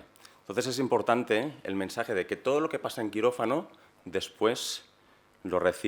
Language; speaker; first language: Spanish; native; Spanish